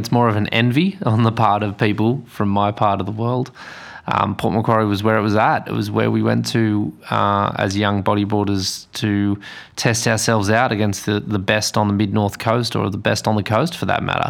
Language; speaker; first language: English; native; English